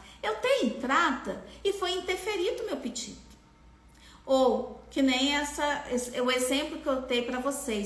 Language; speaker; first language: Portuguese; native; Portuguese